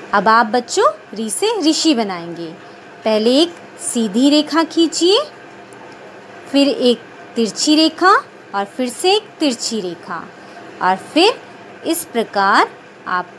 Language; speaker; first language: Hindi; native; Hindi